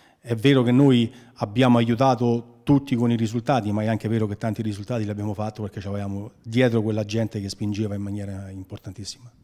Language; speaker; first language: Italian; native; Italian